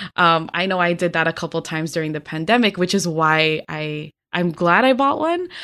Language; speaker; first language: English; early bilingual, other home language; Filipino